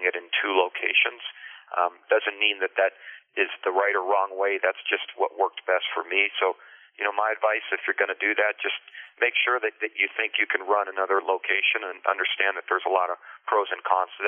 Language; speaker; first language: English; early bilingual, other home language; Spanish